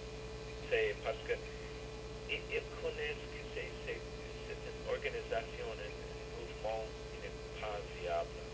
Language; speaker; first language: French; non-native, fluent; English